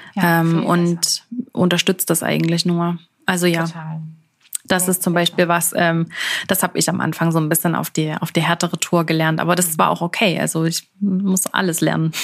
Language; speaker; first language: German; native; German